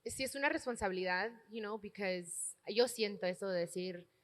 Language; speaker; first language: Spanish; early bilingual, heritage; Spanish